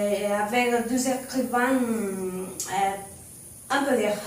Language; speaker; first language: French; non-native, learner; Spanish